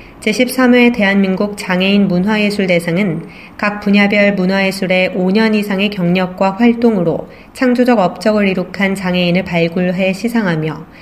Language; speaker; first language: Korean; native; Korean